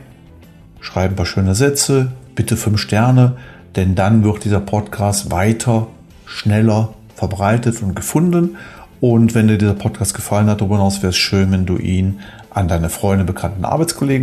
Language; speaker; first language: German; native; German